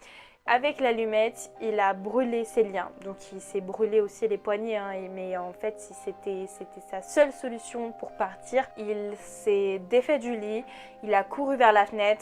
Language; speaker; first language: French; native; French